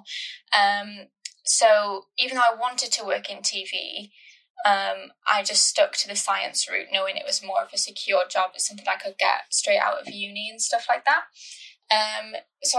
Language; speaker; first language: English; native; English